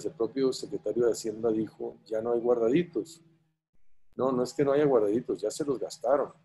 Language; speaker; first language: Spanish; native; Spanish